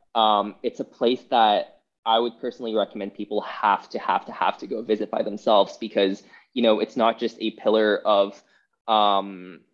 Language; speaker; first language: English; non-native, fluent; Chinese